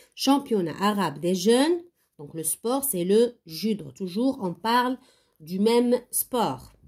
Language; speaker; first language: French; non-native, local second language; Arabic